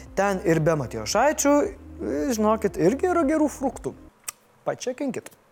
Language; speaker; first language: Lithuanian; native; Lithuanian